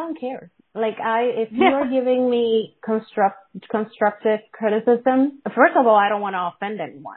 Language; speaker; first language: English; non-native, fluent; Spanish